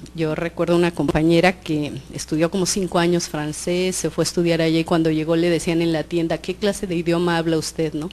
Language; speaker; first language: Spanish; native; Spanish